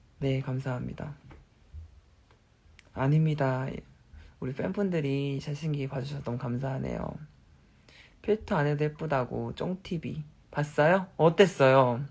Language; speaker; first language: Korean; native; Korean